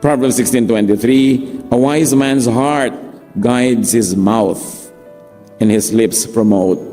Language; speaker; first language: English; non-native, local second language; Filipino